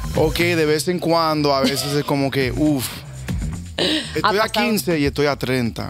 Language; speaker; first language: Spanish; early bilingual, heritage; Spanish